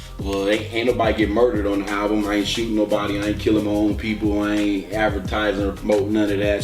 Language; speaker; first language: English; native; English